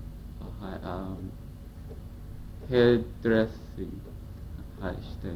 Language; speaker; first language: Japanese; non-native, learner; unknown